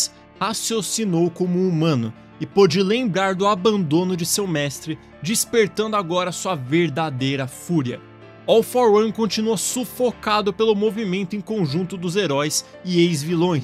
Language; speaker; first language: Portuguese; native; Portuguese